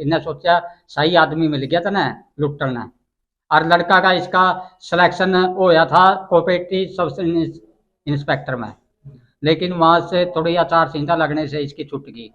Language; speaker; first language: Hindi; non-native, local second language; Haryanvi